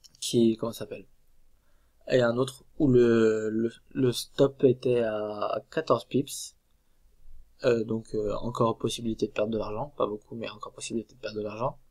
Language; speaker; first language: French; native; French